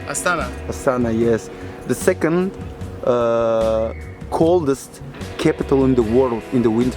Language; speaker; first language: English; non-native, learner; Kazakh